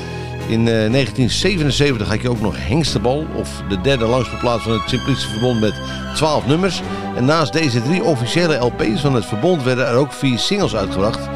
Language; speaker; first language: Dutch; native; Dutch